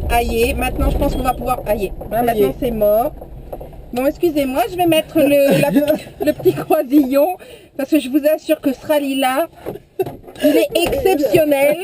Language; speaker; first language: French; native; French